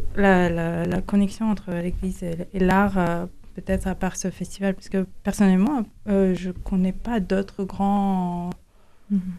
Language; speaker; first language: French; non-native, fluent; Latvian